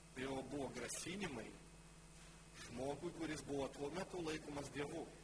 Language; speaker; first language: Lithuanian; non-native, local second language; Polish